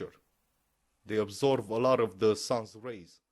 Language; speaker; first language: English; non-native, fluent; Romanian